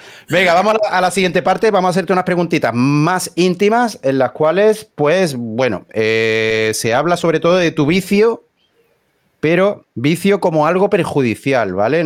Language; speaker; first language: Spanish; native; Spanish